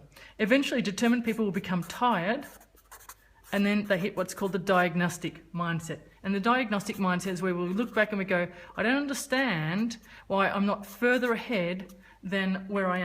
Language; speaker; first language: English; native; English